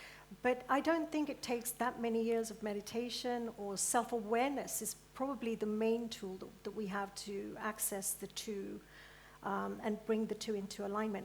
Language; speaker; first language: English; early bilingual, other home language; Gujarati